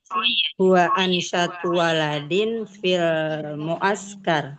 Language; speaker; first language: Arabic; non-native, learner; Indonesian